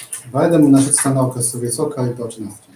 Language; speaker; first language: Russian; non-native, learner; Chinese